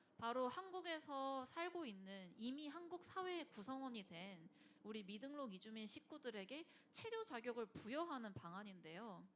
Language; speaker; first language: Korean; native; Korean